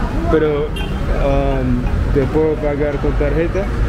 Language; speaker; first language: Spanish; non-native, learner; English